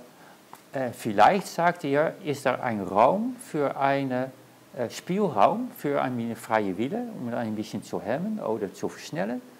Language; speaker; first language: German; non-native, learner; Dutch